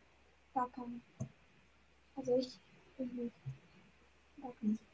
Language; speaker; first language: German; early bilingual, other home language; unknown